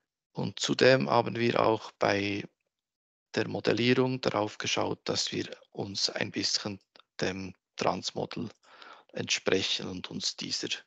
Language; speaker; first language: German; native; German